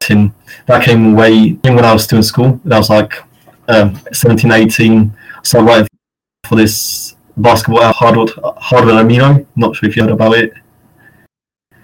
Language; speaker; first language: English; native; English